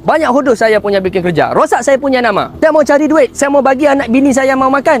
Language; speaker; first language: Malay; non-native, local second language; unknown